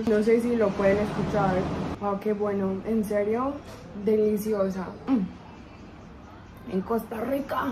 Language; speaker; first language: Spanish; non-native, learner; English